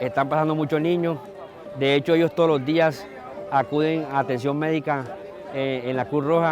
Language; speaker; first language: Spanish; native; Spanish